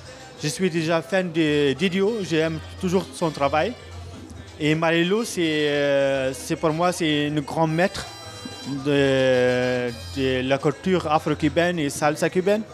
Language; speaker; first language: French; non-native, fluent; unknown